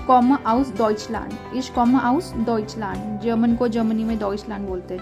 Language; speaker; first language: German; non-native, fluent; Hindi